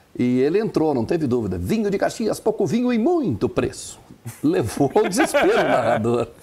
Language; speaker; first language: Portuguese; non-native, local second language; German